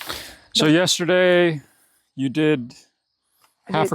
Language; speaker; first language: English; native; English